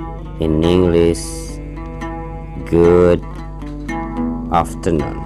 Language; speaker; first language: English; non-native, learner; Indonesian